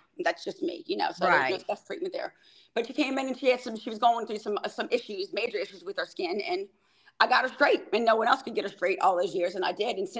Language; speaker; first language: English; native; English